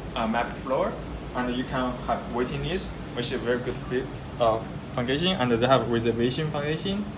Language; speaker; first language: English; non-native, learner; Chinese